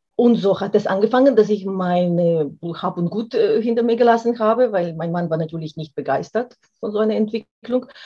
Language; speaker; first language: German; non-native, fluent; Russian